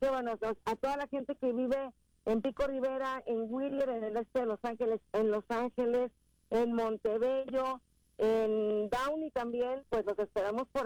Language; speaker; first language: Spanish; native; Spanish